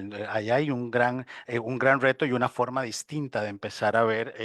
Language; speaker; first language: Spanish; native; Spanish